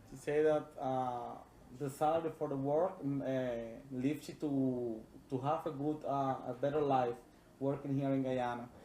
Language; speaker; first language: English; non-native, learner; Spanish